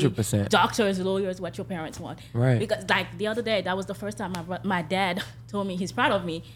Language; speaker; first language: English; early bilingual, other home language; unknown